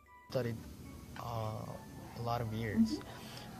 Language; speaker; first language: English; non-native, local second language; Filipino